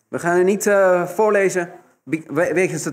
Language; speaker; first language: Dutch; non-native, fluent; Spanish